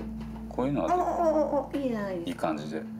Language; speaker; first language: Japanese; native; Japanese